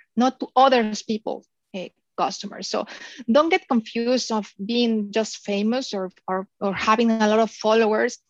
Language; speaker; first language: English; non-native, fluent; Spanish